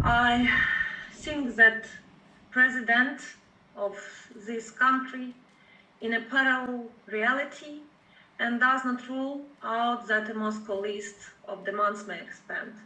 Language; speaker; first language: English; non-native, fluent; Ukrainian